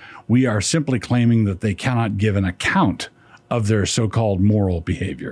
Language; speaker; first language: English; native; English